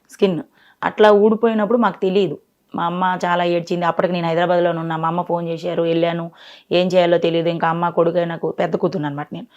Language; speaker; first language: Telugu; native; Telugu